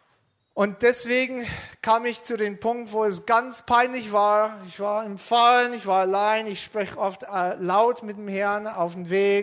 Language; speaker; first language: German; non-native, fluent; English